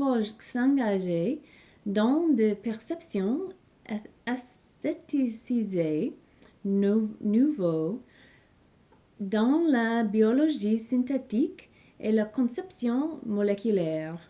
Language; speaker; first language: French; non-native, learner; English